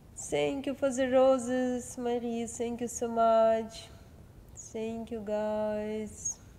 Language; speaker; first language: English; non-native, learner; Belarusian